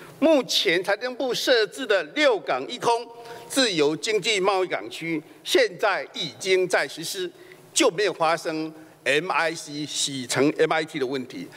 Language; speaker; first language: Chinese; native; Chinese